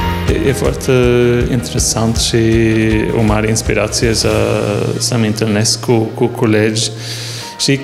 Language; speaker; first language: Romanian; non-native, fluent; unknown